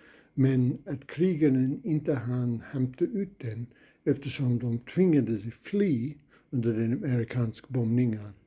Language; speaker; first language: Swedish; non-native, fluent; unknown